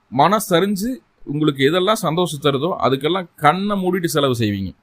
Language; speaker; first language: Tamil; native; Tamil